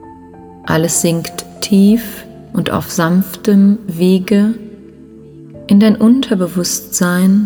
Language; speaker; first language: German; native; German